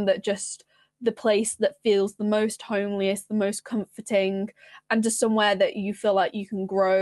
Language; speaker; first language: English; native; English